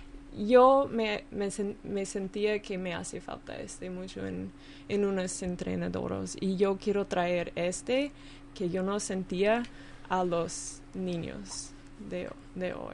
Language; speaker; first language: Spanish; non-native, learner; English